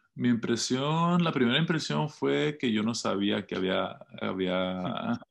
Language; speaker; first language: Spanish; early bilingual, heritage; Spanish